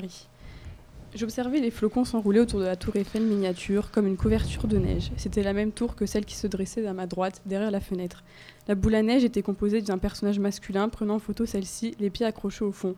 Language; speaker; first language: French; native; French